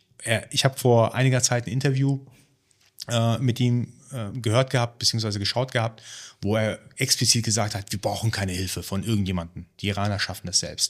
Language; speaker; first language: German; early bilingual, other home language; Persian